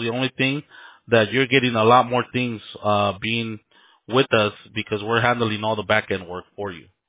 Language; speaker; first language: English; early bilingual, other home language; Spanish